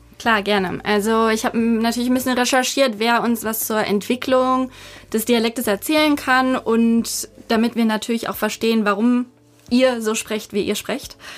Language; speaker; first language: German; native; German